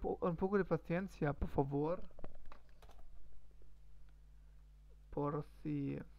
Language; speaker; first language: Spanish; non-native, learner; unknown